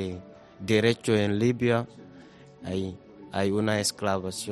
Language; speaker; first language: Spanish; non-native, learner; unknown